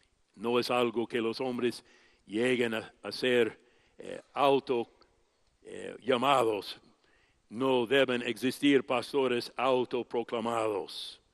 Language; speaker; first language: Spanish; non-native, fluent; English